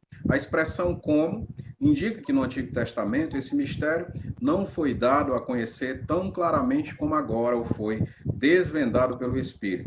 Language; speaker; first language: Portuguese; native; Portuguese